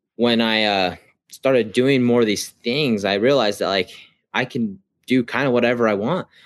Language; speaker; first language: English; native; English